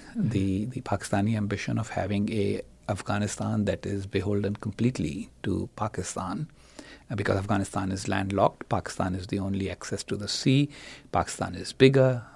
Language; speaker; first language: English; non-native, local second language; Urdu